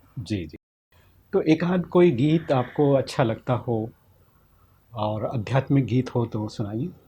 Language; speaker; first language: Hindi; native; Hindi